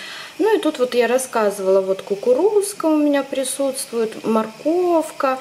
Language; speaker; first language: Russian; native; Russian